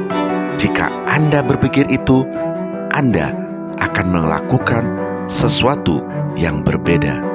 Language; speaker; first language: Indonesian; native; Indonesian